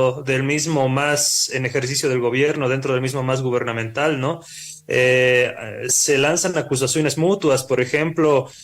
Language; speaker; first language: Spanish; native; Spanish